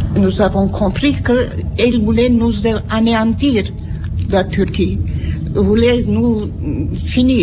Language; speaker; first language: French; non-native, learner; Armenian